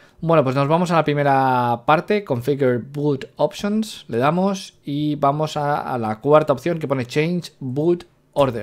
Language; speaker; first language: Spanish; native; Spanish